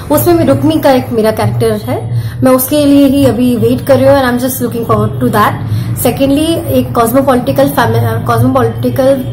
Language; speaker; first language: Hindi; native; Hindi